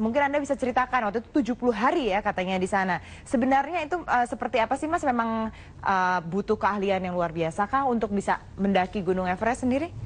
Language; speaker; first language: Indonesian; native; Indonesian